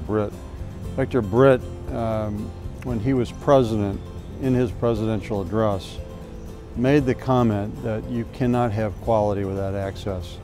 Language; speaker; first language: English; native; English